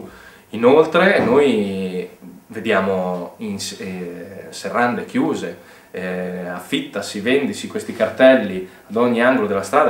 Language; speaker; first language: Italian; native; Italian